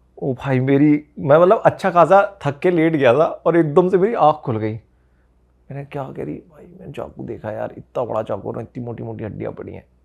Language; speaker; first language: Hindi; native; Hindi